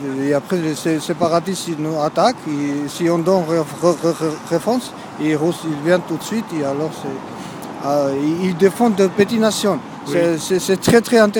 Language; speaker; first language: French; non-native, learner; Georgian